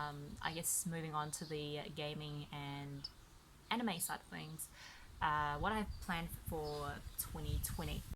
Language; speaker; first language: English; early bilingual, other home language; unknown